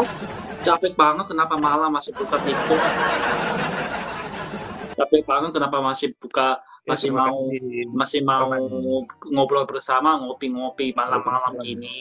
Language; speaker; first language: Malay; non-native, fluent; Korean